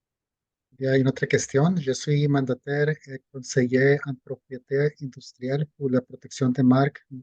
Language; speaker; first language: French; non-native, fluent; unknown